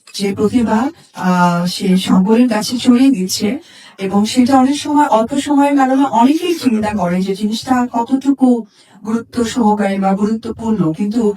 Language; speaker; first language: Bangla; native; Bangla